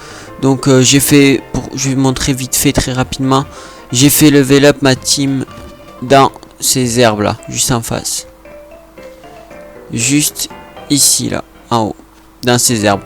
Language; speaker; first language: French; native; French